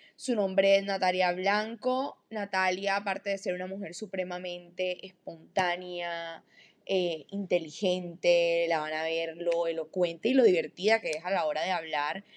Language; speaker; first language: Spanish; native; Spanish